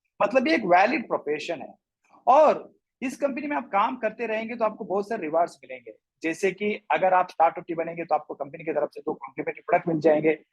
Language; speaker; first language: Hindi; non-native, local second language; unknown